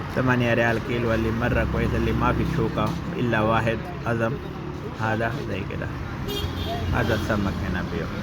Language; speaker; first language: Arabic; non-native, learner; Punjabi